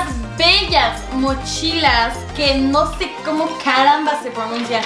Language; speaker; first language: Spanish; native; Spanish